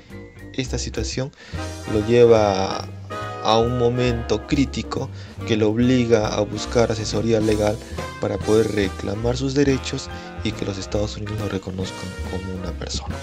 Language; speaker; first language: Spanish; native; Spanish